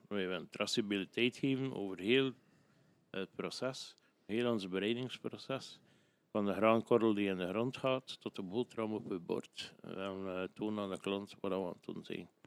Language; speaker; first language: Dutch; native; Dutch